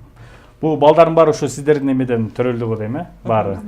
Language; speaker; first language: Kyrgyz; native; Kyrgyz